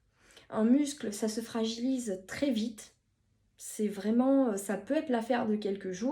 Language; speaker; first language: French; native; French